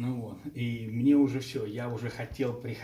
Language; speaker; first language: Russian; native; Russian